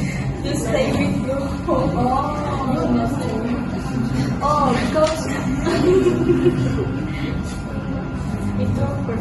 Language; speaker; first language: English; non-native, learner; Indonesian